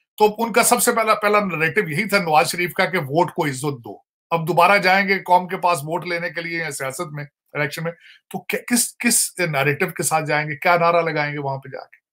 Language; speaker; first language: Urdu; non-native, local second language; Punjabi